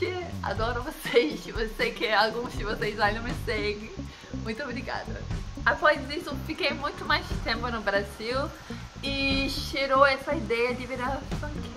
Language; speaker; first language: Portuguese; non-native, fluent; Danish